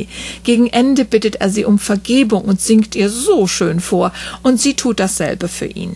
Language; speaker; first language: German; native; German